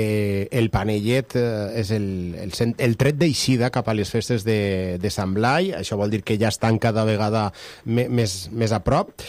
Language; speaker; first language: Catalan; native; Catalan